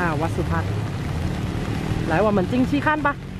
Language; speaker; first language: Chinese; non-native, learner; Thai